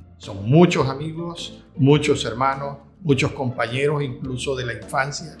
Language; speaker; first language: Spanish; native; Spanish